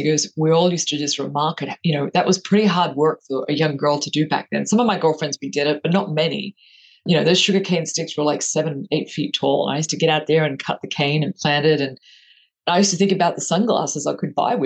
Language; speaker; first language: English; native; English